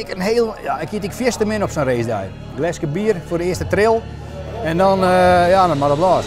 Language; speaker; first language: Dutch; non-native, local second language; Western Frisian